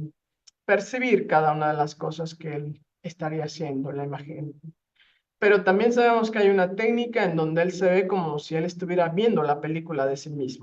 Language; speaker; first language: Spanish; native; Spanish